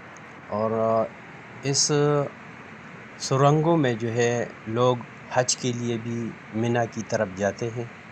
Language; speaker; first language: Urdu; non-native, local second language; Pashto